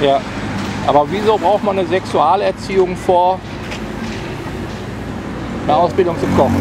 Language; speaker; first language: German; native; German